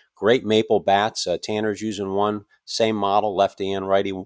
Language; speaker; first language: English; native; English